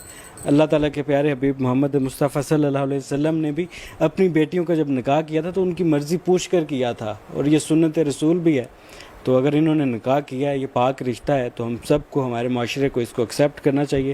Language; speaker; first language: Urdu; native; Urdu